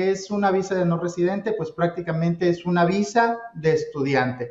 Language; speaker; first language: Spanish; native; Spanish